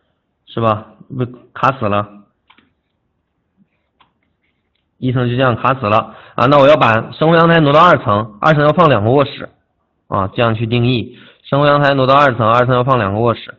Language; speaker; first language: Chinese; native; Chinese